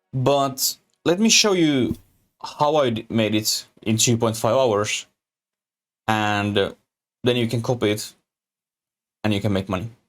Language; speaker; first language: English; non-native, learner; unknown